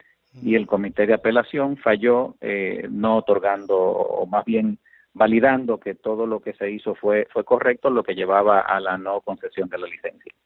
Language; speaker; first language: Spanish; native; Spanish